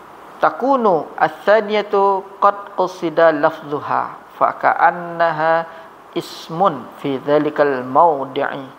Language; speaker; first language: Arabic; non-native, fluent; Indonesian